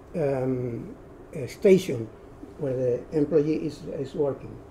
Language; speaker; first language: English; non-native, learner; Spanish